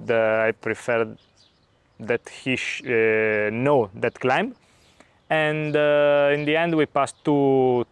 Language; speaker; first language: English; non-native, learner; Italian